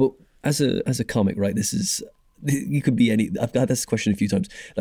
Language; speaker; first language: English; native; English